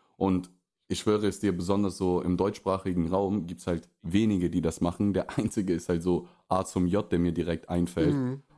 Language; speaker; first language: German; early bilingual, other home language; Russian